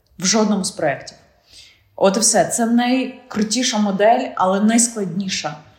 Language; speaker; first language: Ukrainian; non-native, local second language; Russian